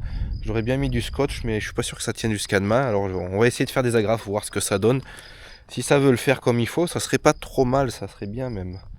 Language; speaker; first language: French; native; French